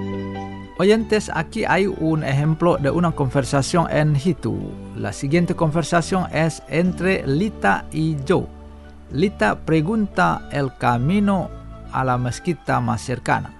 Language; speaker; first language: Spanish; non-native, fluent; Indonesian